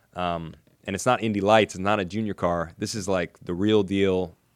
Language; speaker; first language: English; native; English